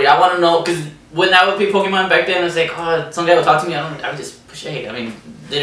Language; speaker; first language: English; native; English